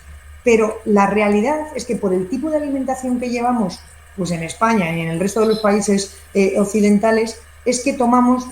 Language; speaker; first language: Spanish; native; Spanish